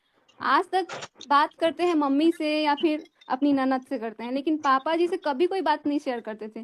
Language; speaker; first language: Hindi; native; Hindi